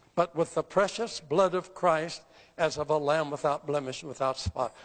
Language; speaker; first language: English; native; English